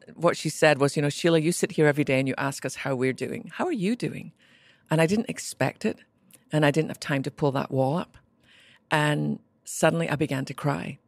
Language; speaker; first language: English; native; English